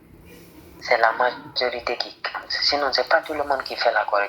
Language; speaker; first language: French; non-native, fluent; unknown